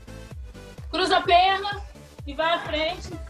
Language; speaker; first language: Portuguese; native; Portuguese